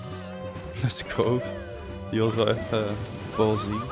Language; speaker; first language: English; non-native, fluent; Dutch